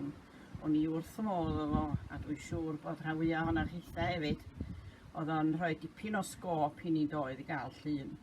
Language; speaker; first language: Welsh; native; Welsh